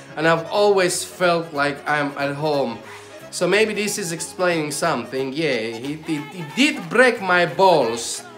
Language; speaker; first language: English; non-native, fluent; Armenian